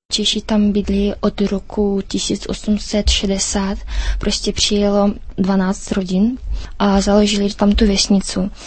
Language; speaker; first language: Czech; early bilingual, heritage; Czech